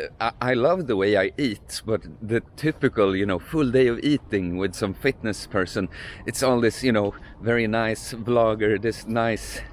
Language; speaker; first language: English; non-native, fluent; Swedish